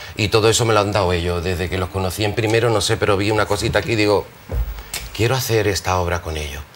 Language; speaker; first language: Spanish; native; Spanish